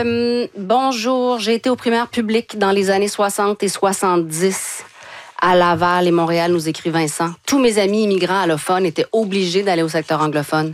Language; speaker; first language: French; native; French